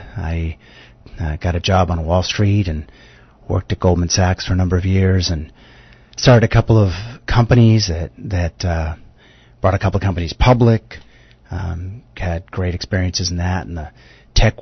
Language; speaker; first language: English; native; English